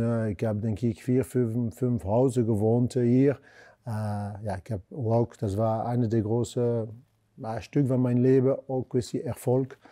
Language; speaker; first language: German; non-native, fluent; French